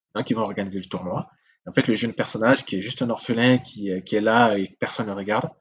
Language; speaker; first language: French; non-native, local second language; Sango